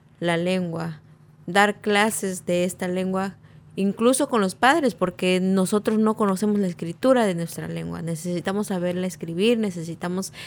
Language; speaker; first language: Spanish; non-native, local second language; Tzeltal